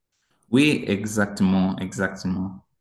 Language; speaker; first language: French; non-native, learner; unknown